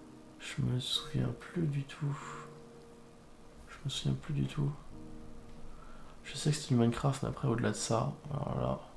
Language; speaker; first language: French; native; French